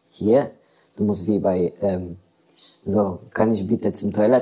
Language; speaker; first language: German; non-native, learner; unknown